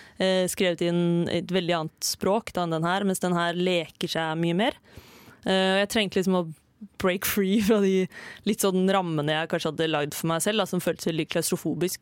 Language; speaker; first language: Norwegian; native; Norwegian